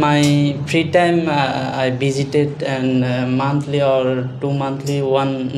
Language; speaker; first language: English; non-native, learner; Bangla